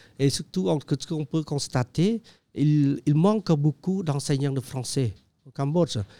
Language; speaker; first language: French; non-native, fluent; Khmer